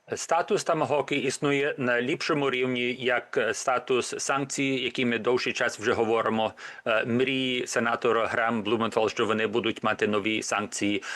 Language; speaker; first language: Ukrainian; early bilingual, heritage; Ukrainian